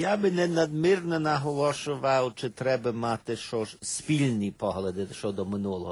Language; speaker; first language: Ukrainian; early bilingual, heritage; Ukrainian